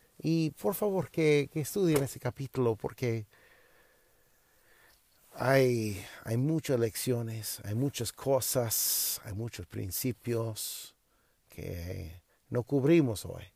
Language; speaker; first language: Spanish; non-native, learner; English